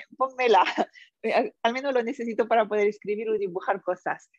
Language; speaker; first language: Spanish; non-native, fluent; French